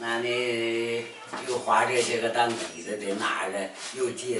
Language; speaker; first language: Chinese; native; Chinese